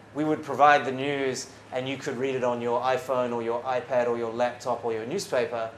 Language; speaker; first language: English; native; English